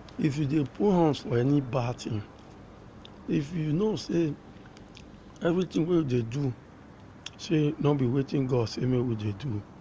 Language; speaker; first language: Nigerian Pidgin; native; Nigerian Pidgin